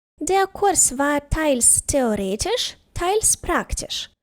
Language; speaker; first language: German; non-native, fluent; Ukrainian